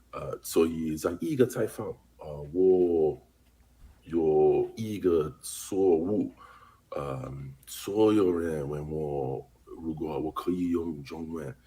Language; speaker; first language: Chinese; non-native, learner; English